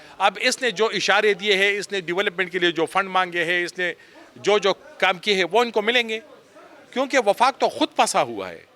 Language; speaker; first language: Urdu; non-native, local second language; Pashto